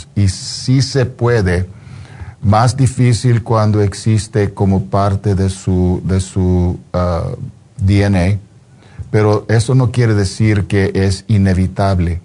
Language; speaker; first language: Spanish; non-native, fluent; English